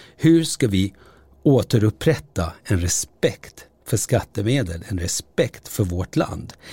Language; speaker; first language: Swedish; early bilingual, other home language; Turoyo